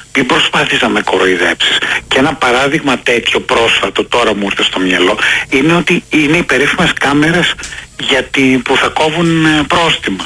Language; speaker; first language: Greek; native; Greek